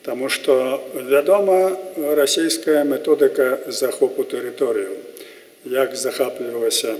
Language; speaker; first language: Russian; non-native, local second language; Belarusian